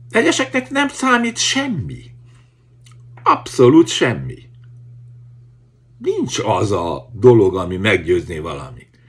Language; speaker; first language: Hungarian; native; Hungarian